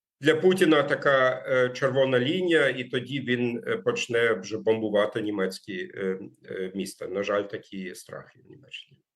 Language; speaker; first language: Ukrainian; non-native, fluent; German